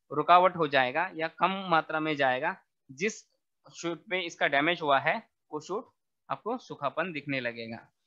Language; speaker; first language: Hindi; non-native, local second language; Marathi